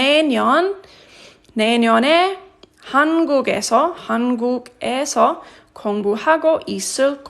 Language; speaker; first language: Korean; non-native, fluent; English